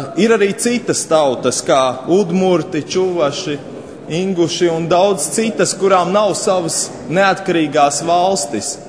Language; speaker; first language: Latvian; native; Latvian